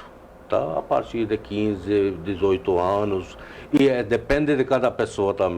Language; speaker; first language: Portuguese; non-native, fluent; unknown